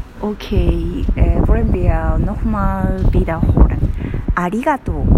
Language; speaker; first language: German; non-native, learner; Japanese